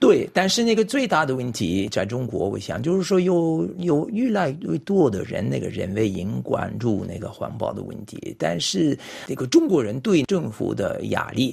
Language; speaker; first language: Chinese; non-native, fluent; French